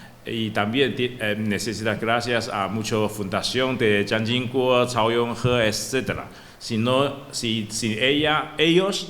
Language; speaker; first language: Spanish; non-native, learner; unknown